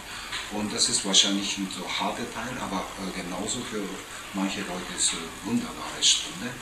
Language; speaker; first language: German; non-native, fluent; Japanese